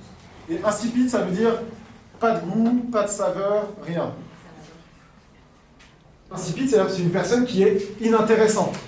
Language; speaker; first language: French; native; French